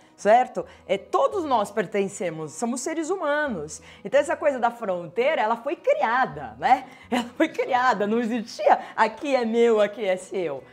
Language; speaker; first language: Portuguese; native; Portuguese